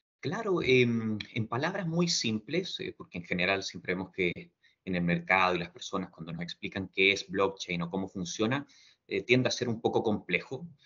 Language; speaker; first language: Spanish; native; Spanish